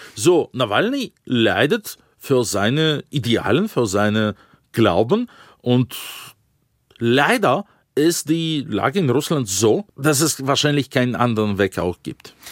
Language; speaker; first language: German; non-native, fluent; Russian